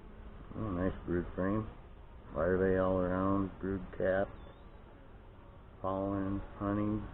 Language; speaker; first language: English; native; English